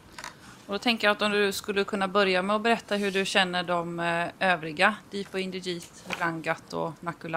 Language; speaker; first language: Swedish; native; Swedish